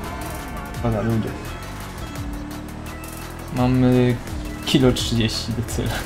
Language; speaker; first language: Polish; native; Polish